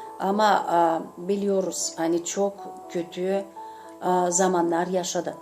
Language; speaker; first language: Turkish; non-native, fluent; Gagauz